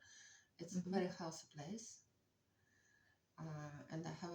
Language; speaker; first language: English; non-native, learner; Russian